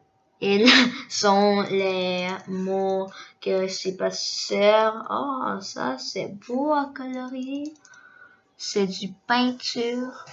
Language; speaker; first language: French; early bilingual, other home language; Korean